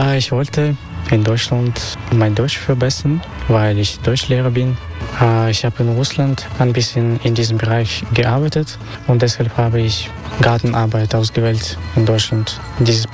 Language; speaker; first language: German; non-native, fluent; Russian